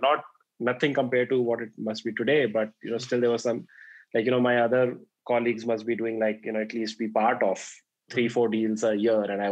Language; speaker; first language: English; non-native, local second language; Hindi